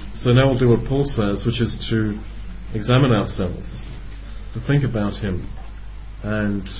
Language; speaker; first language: English; native; English